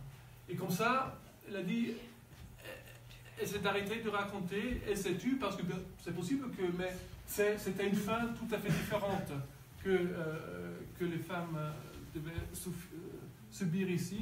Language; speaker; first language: French; non-native, learner; German